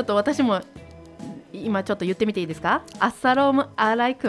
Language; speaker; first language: Japanese; native; Japanese